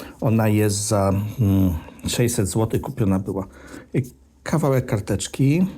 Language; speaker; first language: Polish; native; Polish